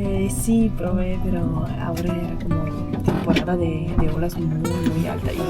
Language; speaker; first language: Spanish; non-native, fluent; Italian